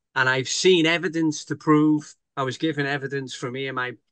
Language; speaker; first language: English; native; English